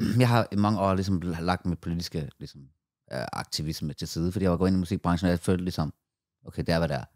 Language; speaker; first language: Danish; early bilingual, other home language; Persian